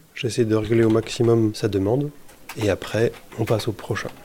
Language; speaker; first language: French; native; French